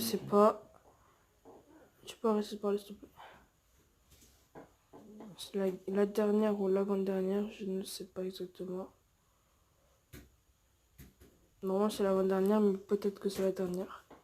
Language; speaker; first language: French; native; French